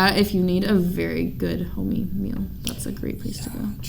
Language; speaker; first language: English; native; English